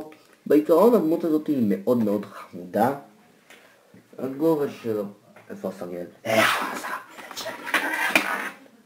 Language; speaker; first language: Hebrew; native; Hebrew